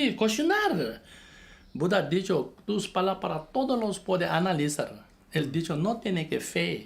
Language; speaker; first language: Spanish; non-native, learner; Tibetan